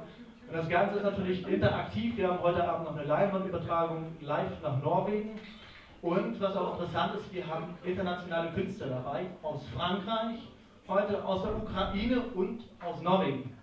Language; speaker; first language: German; native; German